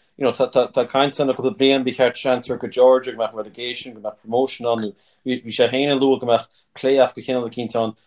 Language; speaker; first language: Irish; native; Irish